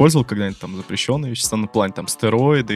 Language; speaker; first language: Russian; native; Russian